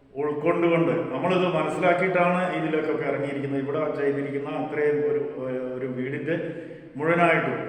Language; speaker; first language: Malayalam; native; Malayalam